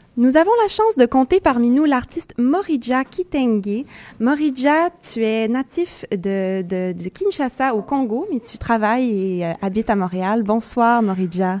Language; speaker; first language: French; native; French